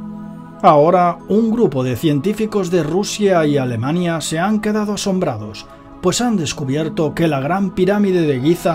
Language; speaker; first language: Spanish; native; Spanish